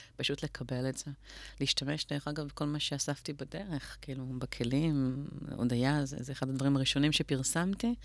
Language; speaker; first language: Hebrew; native; Hebrew